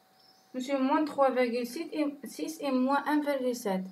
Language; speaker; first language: French; non-native, local second language; Arabic